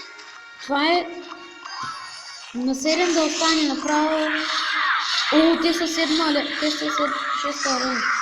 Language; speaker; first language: Bulgarian; native; Bulgarian